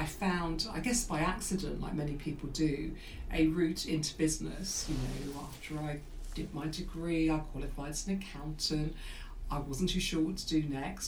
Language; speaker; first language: English; native; English